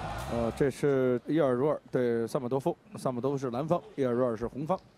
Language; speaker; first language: Chinese; native; Chinese